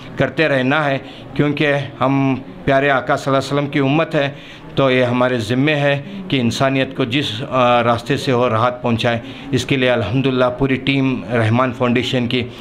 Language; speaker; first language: Hindi; non-native, local second language; Urdu